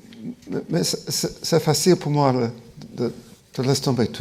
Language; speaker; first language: French; non-native, fluent; English